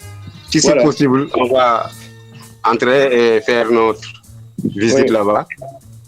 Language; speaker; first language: French; non-native, local second language; Wolof